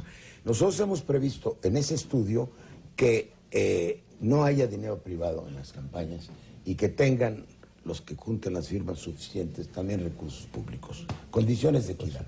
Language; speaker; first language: Spanish; native; Spanish